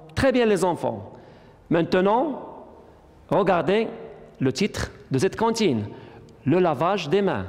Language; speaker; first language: French; non-native, local second language; Arabic